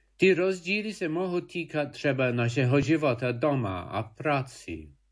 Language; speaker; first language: Czech; non-native, fluent; English